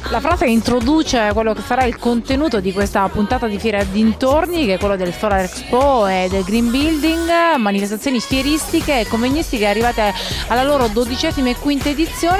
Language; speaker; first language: Italian; native; Italian